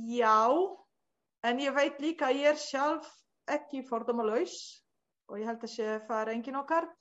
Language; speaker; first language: Icelandic; non-native, fluent; Polish